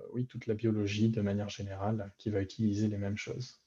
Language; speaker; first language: French; native; French